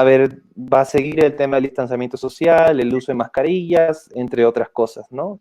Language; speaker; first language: Spanish; native; Spanish